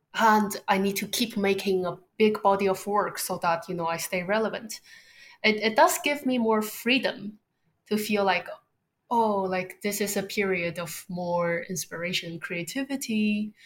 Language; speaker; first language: English; non-native, fluent; Chinese